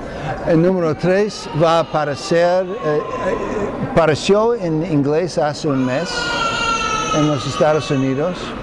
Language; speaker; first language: Spanish; non-native, fluent; English